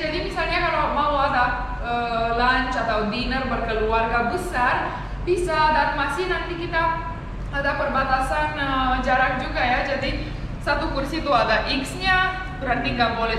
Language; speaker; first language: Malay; non-native, fluent; English